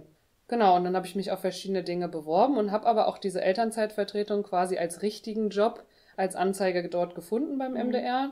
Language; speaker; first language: German; native; German